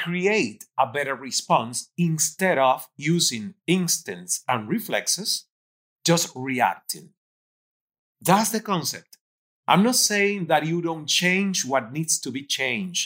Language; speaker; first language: English; non-native, fluent; Spanish